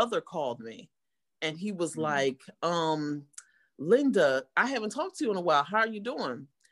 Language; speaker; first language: English; native; English